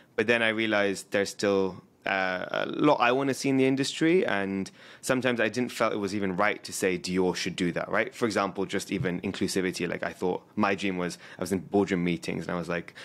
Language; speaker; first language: English; native; English